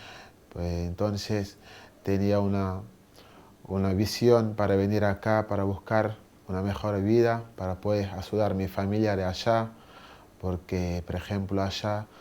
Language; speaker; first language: Spanish; non-native, learner; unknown